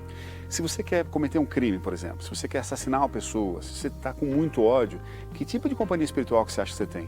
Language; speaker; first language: Portuguese; native; Portuguese